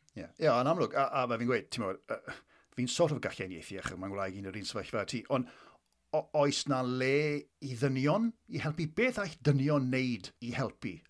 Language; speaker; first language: Welsh; native; Welsh